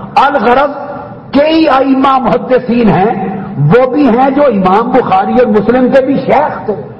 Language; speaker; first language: Urdu; non-native, local second language; Punjabi